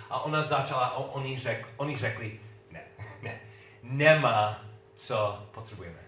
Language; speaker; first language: Czech; non-native, learner; English